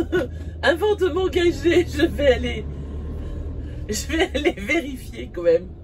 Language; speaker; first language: French; native; French